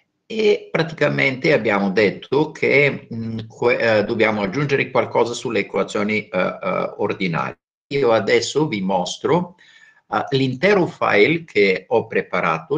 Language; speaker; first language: Italian; non-native, fluent; Bulgarian